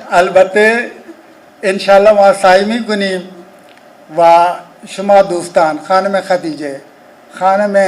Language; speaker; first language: Persian; non-native, fluent; Urdu